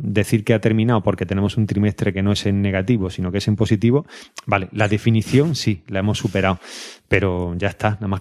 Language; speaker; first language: Spanish; native; Spanish